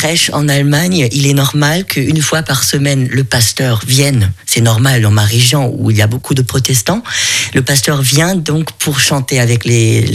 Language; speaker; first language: French; non-native, fluent; German